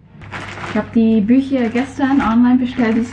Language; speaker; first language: German; non-native, fluent; Cantonese